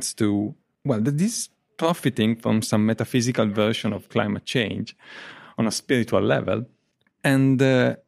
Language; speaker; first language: English; non-native, fluent; Italian